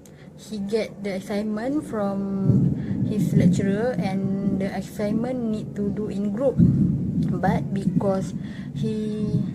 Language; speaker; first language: English; non-native, local second language; Malay